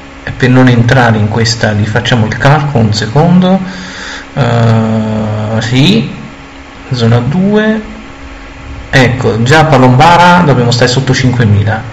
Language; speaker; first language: Italian; native; Italian